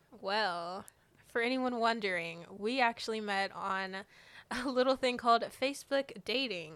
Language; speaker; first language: English; native; English